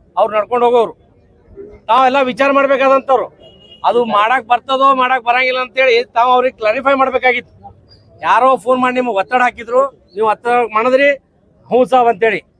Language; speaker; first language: Kannada; native; Kannada